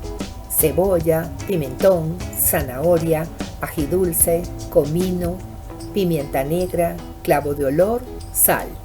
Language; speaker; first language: Spanish; native; Spanish